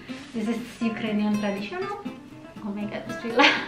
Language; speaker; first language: English; non-native, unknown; Indonesian